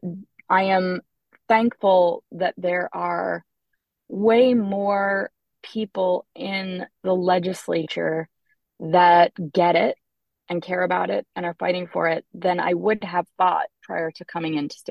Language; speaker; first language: English; native; English